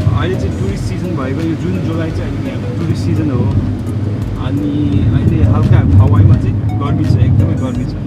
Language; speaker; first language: Nepali; non-native, local second language; Gurung